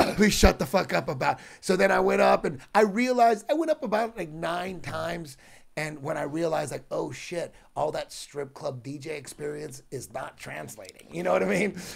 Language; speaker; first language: English; native; English